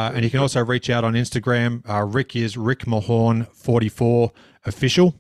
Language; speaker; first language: English; native; English